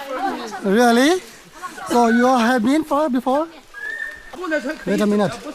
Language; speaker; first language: English; non-native, learner; Chinese